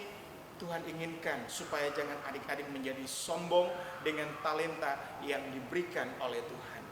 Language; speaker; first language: Indonesian; native; Indonesian